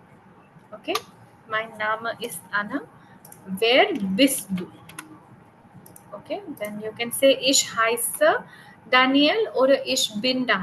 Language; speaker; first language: German; non-native, learner; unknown